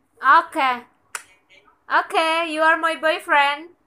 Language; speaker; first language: English; non-native, learner; Indonesian